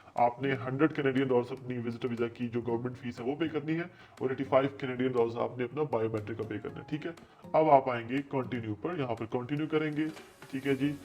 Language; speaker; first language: Urdu; non-native, local second language; Punjabi